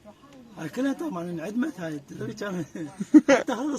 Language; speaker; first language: Arabic; native; Arabic